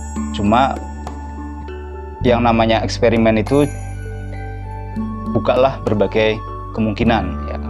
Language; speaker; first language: Indonesian; native; Indonesian